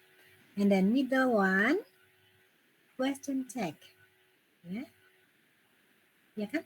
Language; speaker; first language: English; non-native, fluent; Indonesian